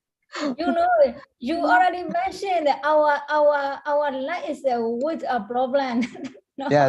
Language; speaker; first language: English; non-native, learner; Burmese